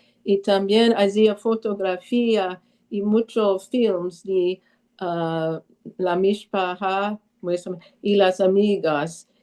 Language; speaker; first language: Spanish; early bilingual, heritage; Spanish